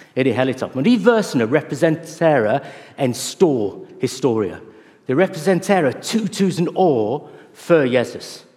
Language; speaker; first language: Norwegian; non-native, fluent; English